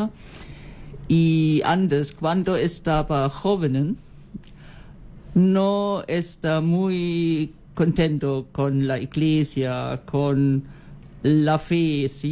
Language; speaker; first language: Spanish; non-native, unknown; German